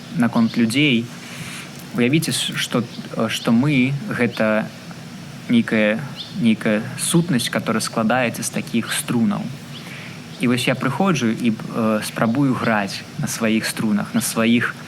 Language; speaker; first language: Belarusian; non-native, local second language; Russian